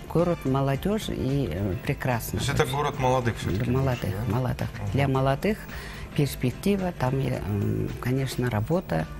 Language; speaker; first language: Russian; non-native, local second language; Kazakh